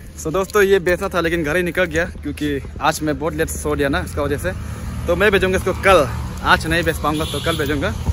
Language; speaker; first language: Hindi; non-native, local second language; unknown